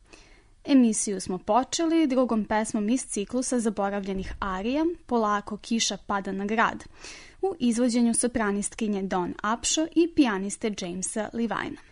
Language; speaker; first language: Serbian; native; Serbian